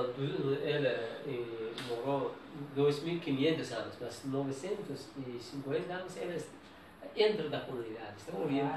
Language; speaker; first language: Portuguese; non-native, learner; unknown